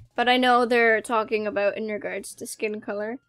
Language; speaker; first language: English; native; English